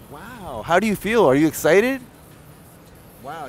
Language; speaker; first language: English; early bilingual, other home language; Spanish